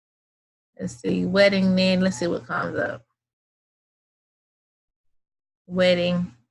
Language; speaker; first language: English; native; English